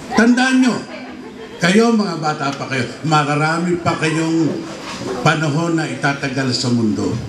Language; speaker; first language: Filipino; native; Filipino